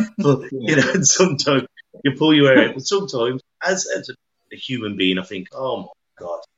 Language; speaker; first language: English; native; English